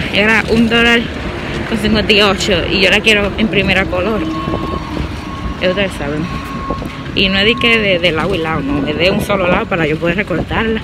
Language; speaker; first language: Spanish; native; Spanish